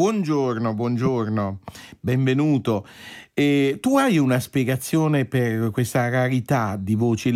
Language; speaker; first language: Italian; native; Italian